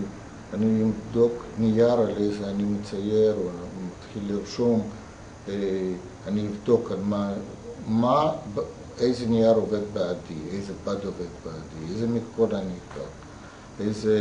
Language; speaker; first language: Hebrew; non-native, fluent; Russian